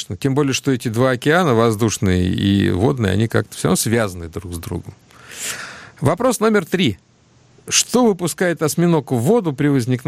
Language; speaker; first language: Russian; native; Russian